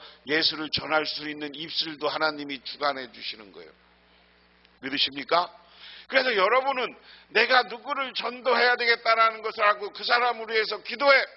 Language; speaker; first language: Korean; native; Korean